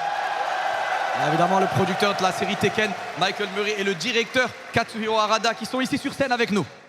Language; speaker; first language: French; native; French